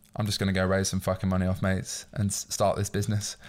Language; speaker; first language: English; native; English